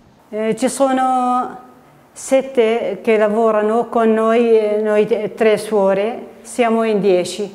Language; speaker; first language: Italian; non-native, fluent; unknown